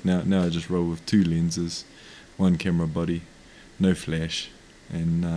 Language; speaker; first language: English; non-native, local second language; Māori